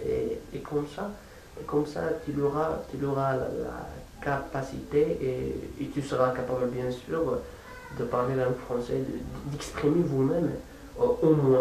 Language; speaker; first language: French; non-native, fluent; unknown